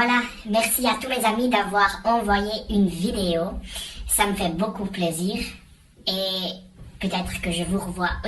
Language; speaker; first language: French; non-native, learner; Dutch